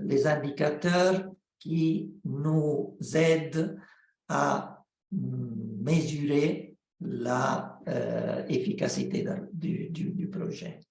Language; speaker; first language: French; non-native, fluent; Italian